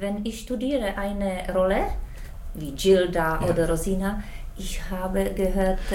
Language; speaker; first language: German; non-native, learner; Czech